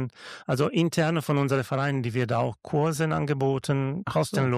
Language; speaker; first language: German; non-native, learner; Italian